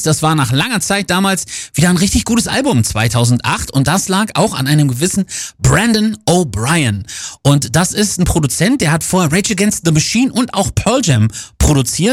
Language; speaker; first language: German; native; German